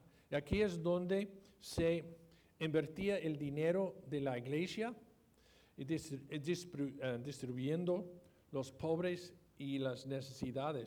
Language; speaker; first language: Spanish; non-native, fluent; English